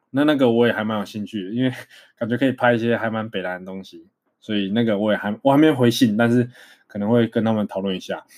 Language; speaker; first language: Chinese; native; Chinese